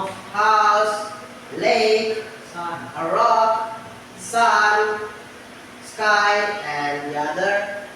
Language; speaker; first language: English; non-native, learner; Indonesian